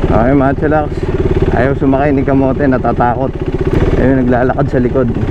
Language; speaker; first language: Filipino; native; Filipino